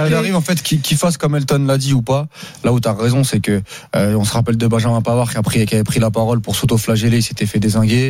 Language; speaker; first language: French; native; French